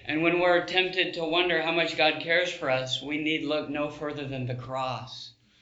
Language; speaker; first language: English; native; English